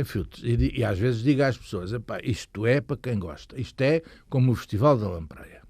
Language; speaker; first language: Portuguese; native; Portuguese